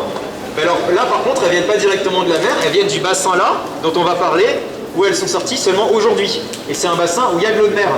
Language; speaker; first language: French; native; French